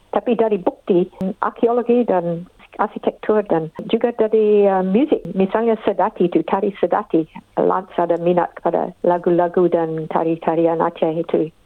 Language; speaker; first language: Indonesian; non-native, fluent; English